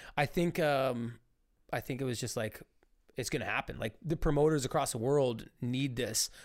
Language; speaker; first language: English; native; English